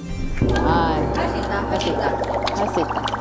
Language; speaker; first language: Korean; native; Korean